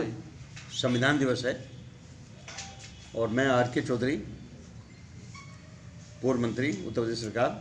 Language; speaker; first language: Hindi; native; Hindi